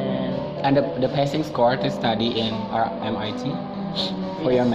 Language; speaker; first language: English; non-native, fluent; Indonesian